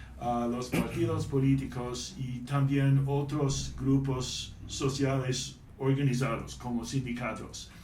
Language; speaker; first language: Spanish; non-native, fluent; English